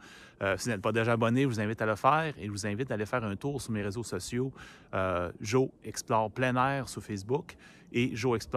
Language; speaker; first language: French; native; French